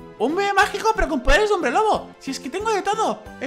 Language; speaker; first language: Spanish; native; Spanish